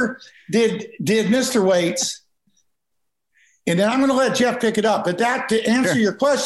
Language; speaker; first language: English; native; English